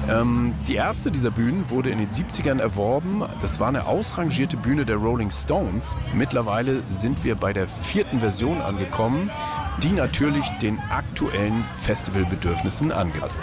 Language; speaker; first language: German; native; German